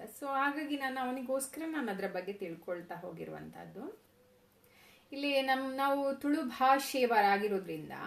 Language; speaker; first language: Kannada; non-native, local second language; Tulu